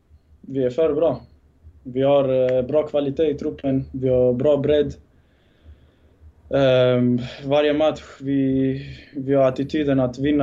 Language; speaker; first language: Swedish; early bilingual, other home language; Bosnian